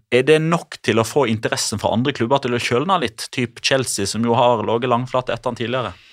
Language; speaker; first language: Norwegian; native; Norwegian